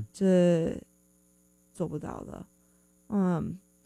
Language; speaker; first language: Chinese; non-native, fluent; English